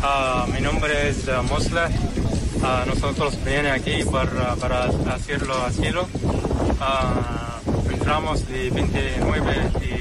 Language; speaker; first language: Spanish; non-native, learner; Arabic